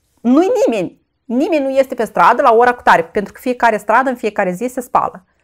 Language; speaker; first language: Romanian; native; Romanian